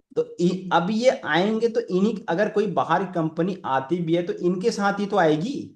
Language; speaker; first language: Hindi; native; Hindi